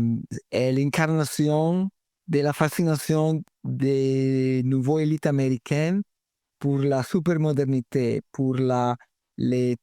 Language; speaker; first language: French; non-native, fluent; Italian